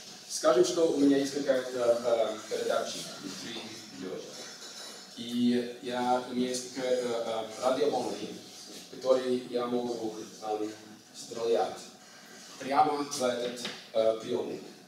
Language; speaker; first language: Russian; non-native, learner; English